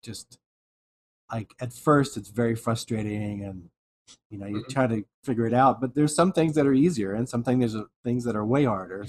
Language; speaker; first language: English; native; English